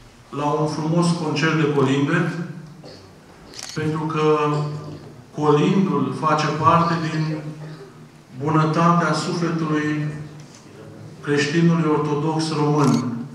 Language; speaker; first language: Romanian; native; Romanian